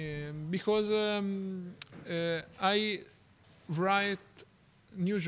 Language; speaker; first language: English; non-native, learner; Italian